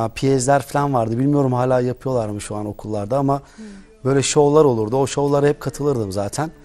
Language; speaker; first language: Turkish; native; Turkish